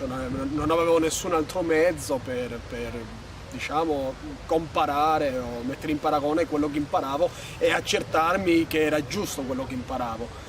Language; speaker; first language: Italian; non-native, fluent; Spanish